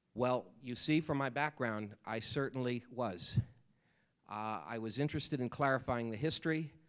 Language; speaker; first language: English; native; English